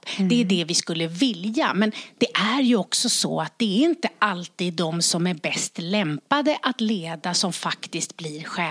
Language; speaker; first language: Swedish; native; Swedish